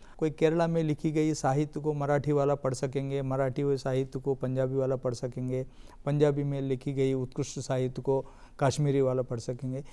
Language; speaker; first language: Hindi; non-native, local second language; Telugu